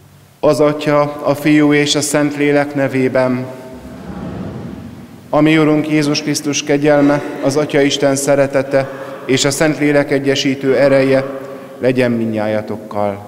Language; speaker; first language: Hungarian; native; Hungarian